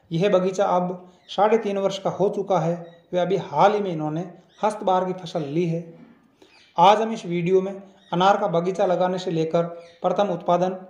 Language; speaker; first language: Hindi; native; Hindi